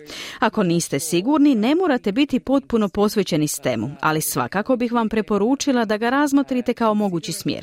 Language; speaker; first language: Serbian; native; Serbian